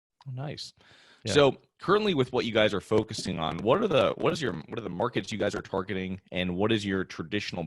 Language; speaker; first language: English; native; English